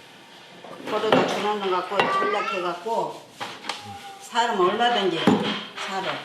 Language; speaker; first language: Korean; native; Korean